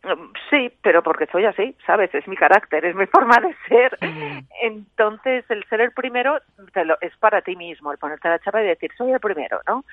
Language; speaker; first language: Spanish; native; Spanish